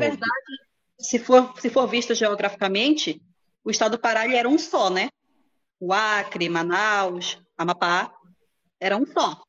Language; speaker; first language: Portuguese; native; Portuguese